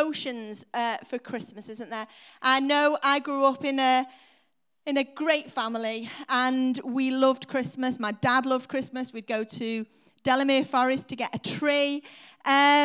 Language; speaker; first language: English; native; English